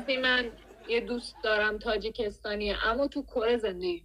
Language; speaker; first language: Persian; native; Persian